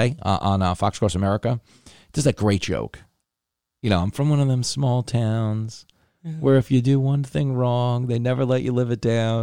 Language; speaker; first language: English; native; English